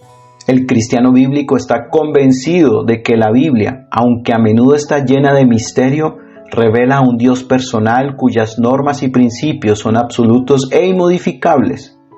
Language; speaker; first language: Spanish; native; Spanish